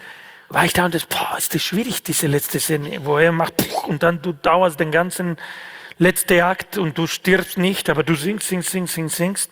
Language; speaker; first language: German; non-native, fluent; Spanish